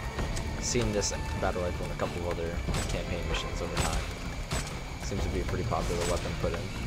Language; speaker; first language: English; native; English